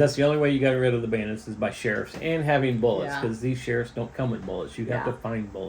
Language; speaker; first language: English; native; English